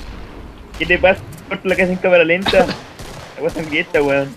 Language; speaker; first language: Spanish; native; Spanish